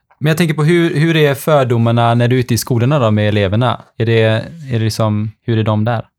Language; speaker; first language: Swedish; early bilingual, other home language; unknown